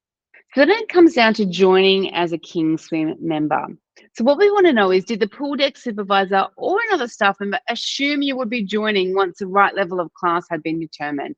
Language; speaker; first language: English; native; English